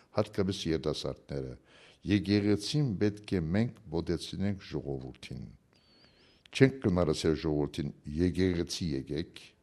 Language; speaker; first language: Armenian; early bilingual, heritage; Armenian